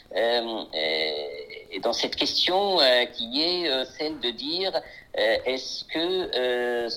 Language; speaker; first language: French; non-native, local second language; Arabic